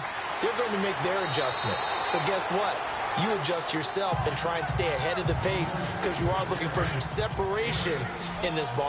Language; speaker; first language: English; native; English